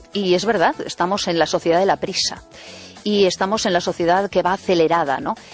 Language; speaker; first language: Spanish; native; Spanish